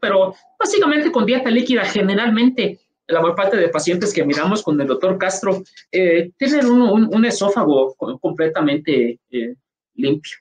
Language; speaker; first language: Spanish; native; Spanish